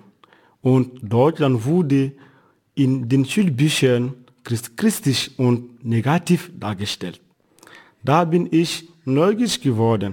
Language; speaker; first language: German; non-native, fluent; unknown